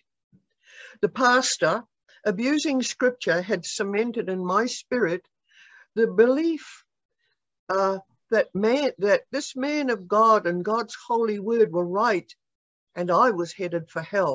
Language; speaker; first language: English; native; English